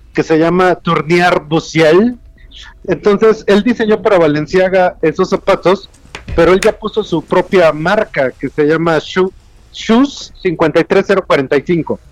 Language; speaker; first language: Spanish; native; Spanish